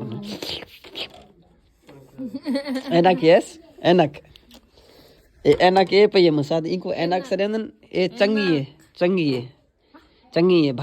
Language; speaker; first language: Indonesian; non-native, learner; Urdu